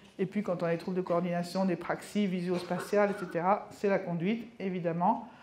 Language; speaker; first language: French; native; French